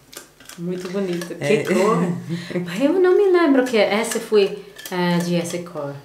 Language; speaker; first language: Portuguese; non-native, learner; Bosnian